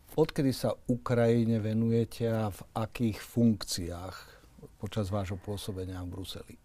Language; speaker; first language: Slovak; native; Slovak